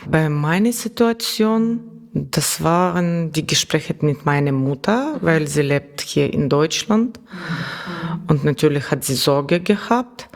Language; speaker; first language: German; non-native, learner; Russian